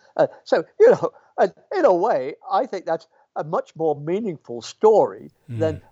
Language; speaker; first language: English; native; English